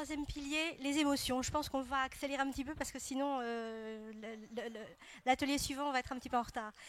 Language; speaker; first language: French; native; French